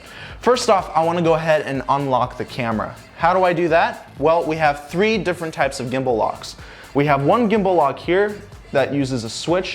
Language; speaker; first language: English; native; English